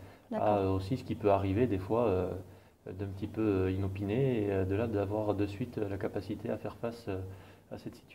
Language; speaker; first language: French; native; French